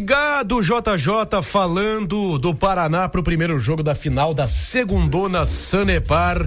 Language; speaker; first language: Portuguese; native; Portuguese